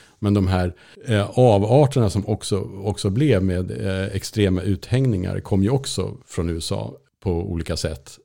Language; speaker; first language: Swedish; native; Swedish